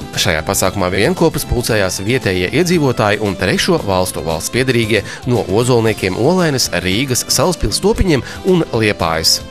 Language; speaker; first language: Latvian; native; Latvian